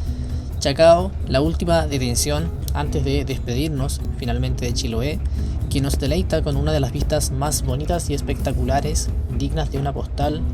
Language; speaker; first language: Spanish; native; Spanish